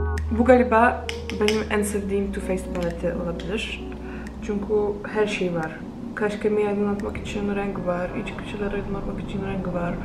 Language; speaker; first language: Turkish; non-native, fluent; Polish